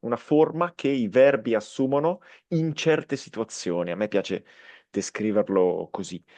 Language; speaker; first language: Italian; native; Italian